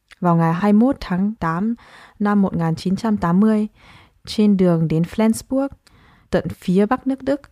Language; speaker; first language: Vietnamese; early bilingual, heritage; Vietnamese